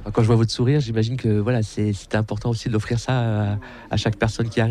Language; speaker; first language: French; native; French